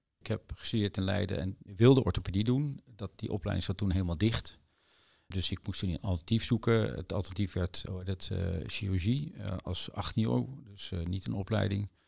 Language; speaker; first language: Dutch; native; Dutch